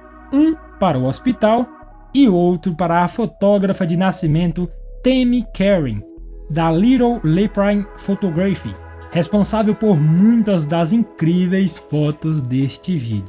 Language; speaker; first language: Portuguese; native; Portuguese